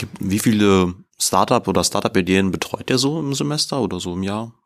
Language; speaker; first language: German; native; German